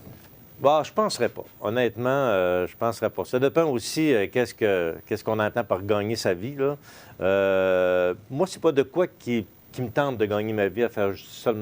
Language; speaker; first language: French; native; French